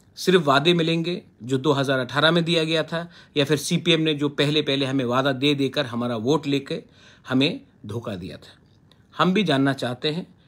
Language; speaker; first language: Hindi; non-native, local second language; Kok Borok